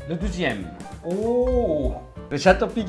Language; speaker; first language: French; non-native, learner; Korean